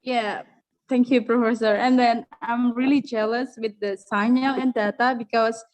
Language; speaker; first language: English; non-native, learner; Indonesian